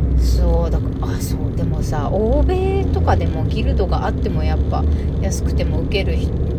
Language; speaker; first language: Japanese; native; Japanese